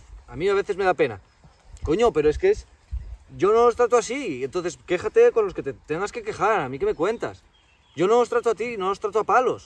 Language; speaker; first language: Spanish; native; Spanish